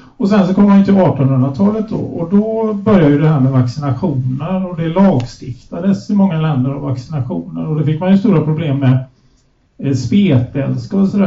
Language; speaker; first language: Swedish; native; Swedish